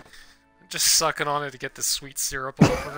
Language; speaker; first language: English; native; English